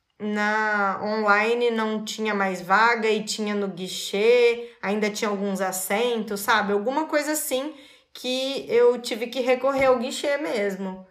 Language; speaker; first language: Portuguese; native; Portuguese